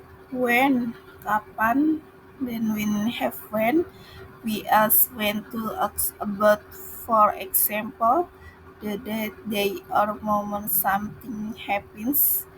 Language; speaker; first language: English; non-native, learner; Indonesian